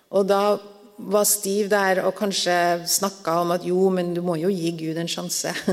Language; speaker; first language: Norwegian; native; Norwegian